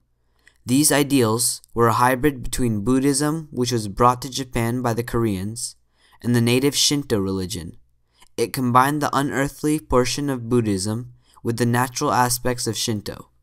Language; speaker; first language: English; native; English